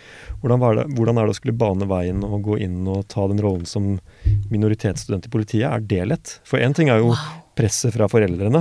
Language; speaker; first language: Norwegian; native; Norwegian